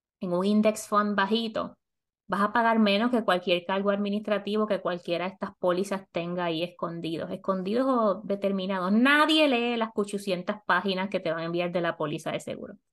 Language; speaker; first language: Spanish; native; Spanish